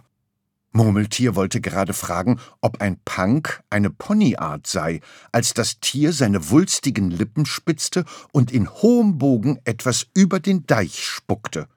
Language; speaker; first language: German; native; German